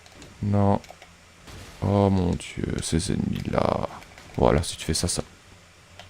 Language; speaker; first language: French; native; French